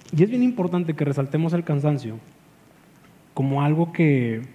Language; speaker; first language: Spanish; native; Spanish